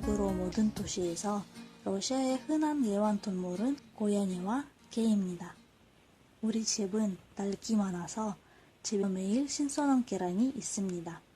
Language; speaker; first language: Korean; non-native, fluent; Russian